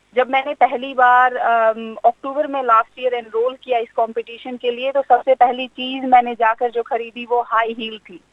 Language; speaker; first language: Hindi; native; Hindi